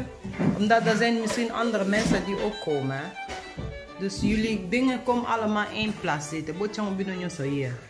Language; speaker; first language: Dutch; non-native, fluent; Lingala